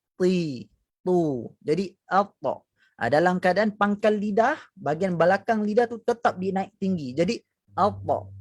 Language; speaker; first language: Malay; native; Malay